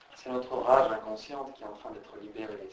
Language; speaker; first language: French; native; French